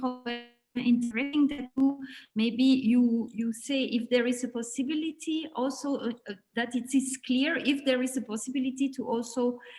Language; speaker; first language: English; non-native, fluent; German